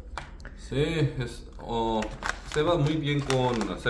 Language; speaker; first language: Spanish; non-native, learner; Korean